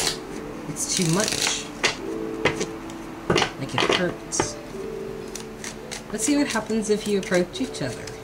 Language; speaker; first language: English; native; English